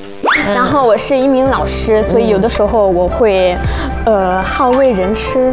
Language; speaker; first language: Chinese; non-native, fluent; Italian